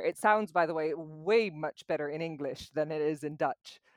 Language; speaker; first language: English; non-native, fluent; Dutch